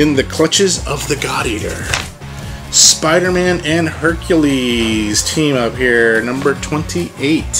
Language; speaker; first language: English; native; English